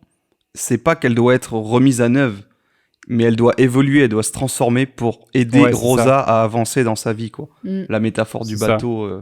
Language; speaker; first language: French; native; French